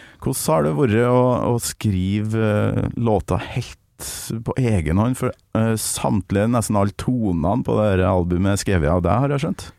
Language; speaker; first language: Norwegian; native; Norwegian